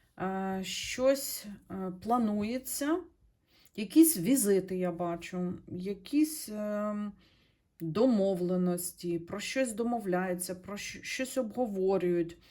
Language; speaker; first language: Ukrainian; non-native, local second language; Russian